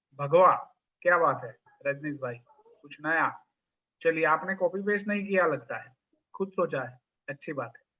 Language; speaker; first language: Hindi; non-native, local second language; Gujarati